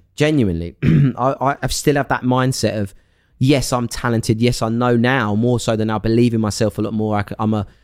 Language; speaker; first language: English; native; English